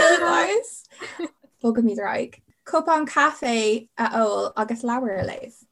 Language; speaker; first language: Irish; non-native, local second language; English